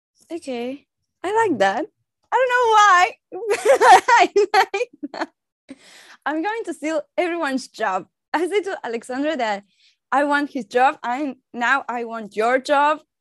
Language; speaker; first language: English; non-native, learner; Spanish